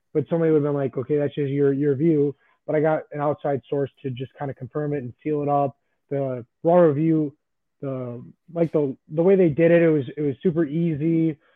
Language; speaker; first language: English; native; English